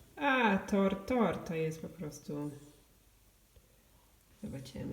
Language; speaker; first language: Polish; non-native, learner; English